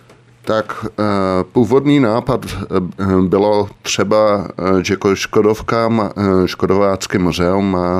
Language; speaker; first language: Czech; non-native, fluent; Dutch